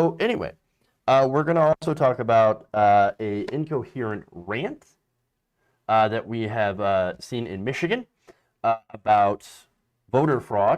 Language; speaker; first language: English; native; English